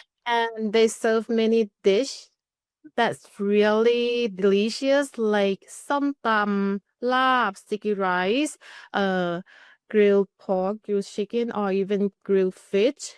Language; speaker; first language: English; non-native, learner; Thai